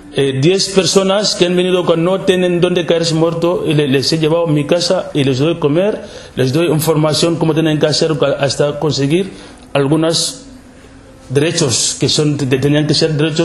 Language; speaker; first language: Spanish; non-native, local second language; Wolof